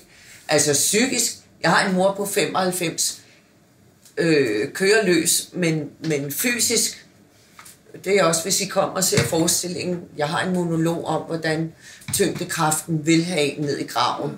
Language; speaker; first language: Danish; native; Danish